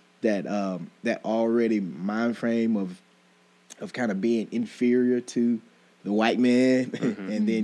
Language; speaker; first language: English; native; English